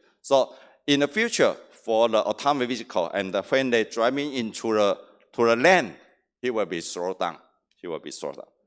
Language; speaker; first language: English; non-native, learner; Chinese